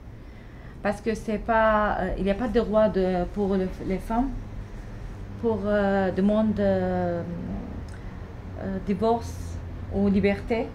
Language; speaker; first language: French; non-native, learner; Arabic